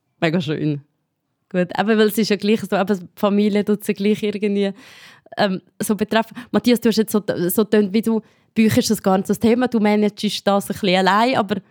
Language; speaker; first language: German; native; German